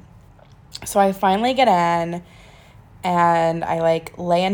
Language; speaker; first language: English; native; English